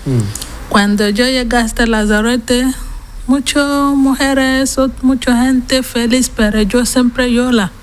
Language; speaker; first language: Spanish; non-native, learner; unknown